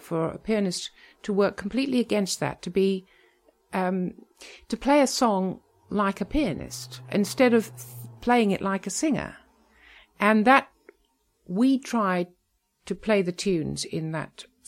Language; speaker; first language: English; native; English